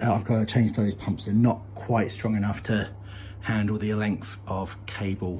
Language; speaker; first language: English; native; English